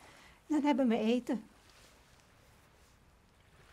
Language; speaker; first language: Dutch; early bilingual, other home language; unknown